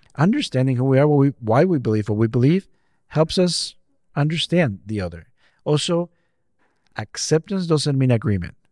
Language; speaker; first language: English; non-native, fluent; Spanish